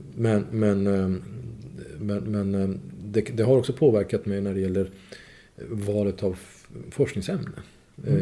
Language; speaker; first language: Swedish; non-native, fluent; Persian